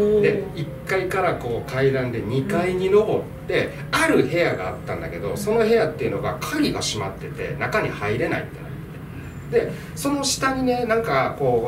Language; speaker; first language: Japanese; native; Japanese